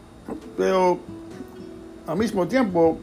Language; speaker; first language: Spanish; early bilingual, heritage; English